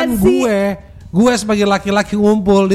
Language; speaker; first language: Indonesian; native; Indonesian